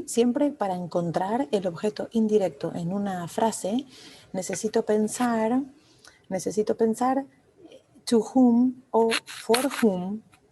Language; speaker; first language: Spanish; non-native, fluent; English